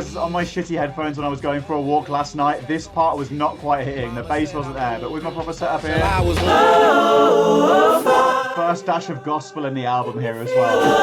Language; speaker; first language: English; native; English